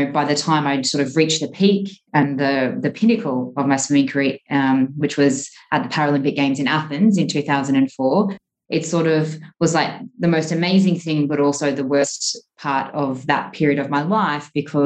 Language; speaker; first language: English; native; English